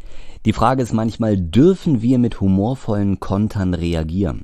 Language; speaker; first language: German; native; German